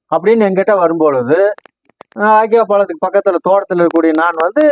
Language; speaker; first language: Tamil; non-native, local second language; Telugu